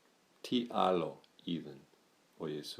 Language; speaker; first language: Greek; non-native, learner; English